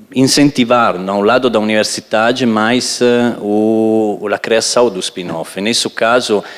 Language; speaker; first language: Portuguese; non-native, fluent; Italian